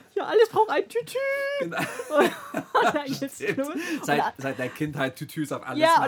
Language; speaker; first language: German; non-native, fluent; English